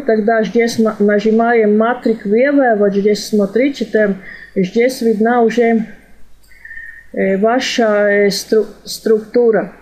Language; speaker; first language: Russian; non-native, fluent; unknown